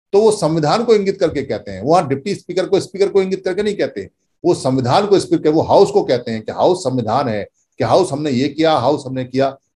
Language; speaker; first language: Hindi; native; Hindi